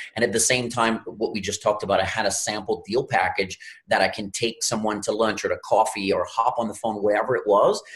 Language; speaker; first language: English; native; English